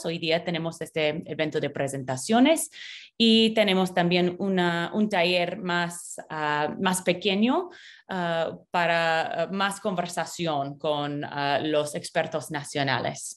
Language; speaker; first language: Spanish; non-native, fluent; English